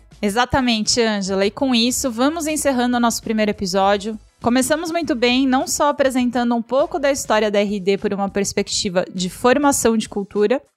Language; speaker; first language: Portuguese; native; Portuguese